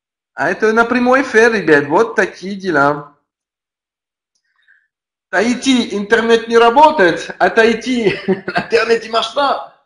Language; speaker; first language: Russian; non-native, learner; French